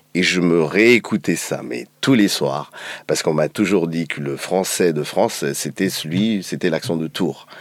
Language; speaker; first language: French; non-native, fluent; Portuguese